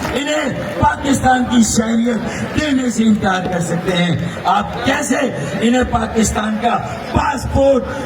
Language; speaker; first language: Urdu; native; Urdu